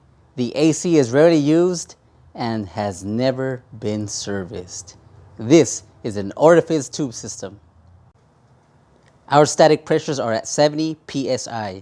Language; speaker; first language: English; native; English